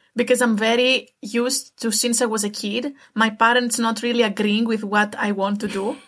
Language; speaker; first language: English; non-native, fluent; Greek